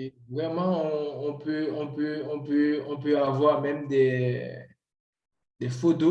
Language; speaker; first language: French; non-native, local second language; Haitian Creole